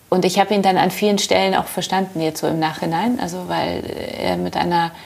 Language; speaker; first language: German; early bilingual, other home language; Polish